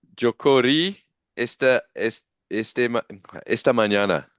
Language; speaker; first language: Spanish; non-native, learner; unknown